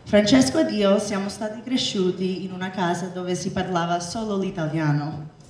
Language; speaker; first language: Italian; early bilingual, heritage; Italian